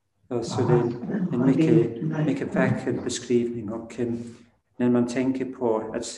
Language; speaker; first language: Swedish; non-native, fluent; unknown